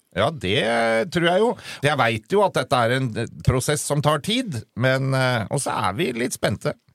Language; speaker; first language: Norwegian; native; Norwegian